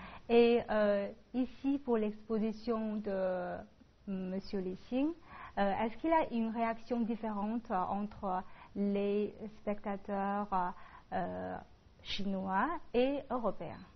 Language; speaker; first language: French; non-native, fluent; Chinese